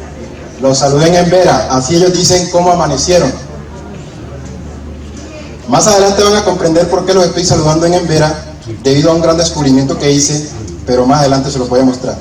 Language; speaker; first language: Spanish; native; Spanish